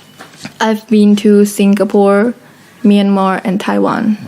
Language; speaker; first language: English; non-native, fluent; Thai